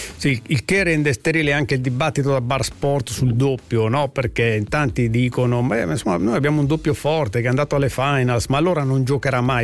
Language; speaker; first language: Italian; native; Italian